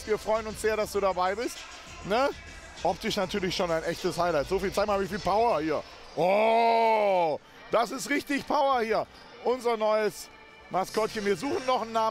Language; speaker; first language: German; native; German